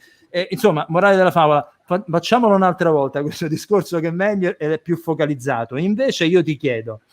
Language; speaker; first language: Italian; native; Italian